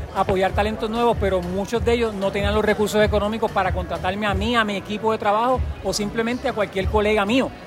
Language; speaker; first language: Spanish; native; Spanish